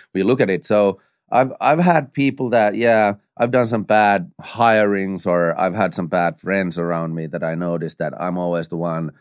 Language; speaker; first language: English; non-native, fluent; Finnish